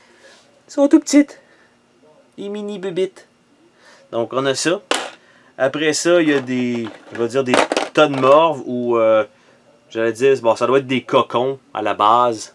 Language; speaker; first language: French; native; French